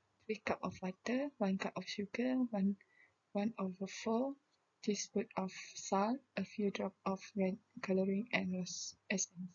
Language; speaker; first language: English; non-native, local second language; Malay